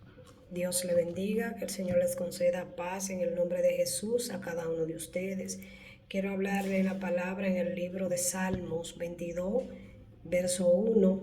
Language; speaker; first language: Spanish; native; Spanish